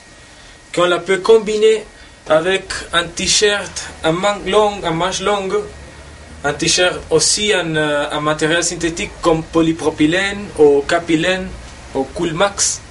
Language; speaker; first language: French; non-native, fluent; Spanish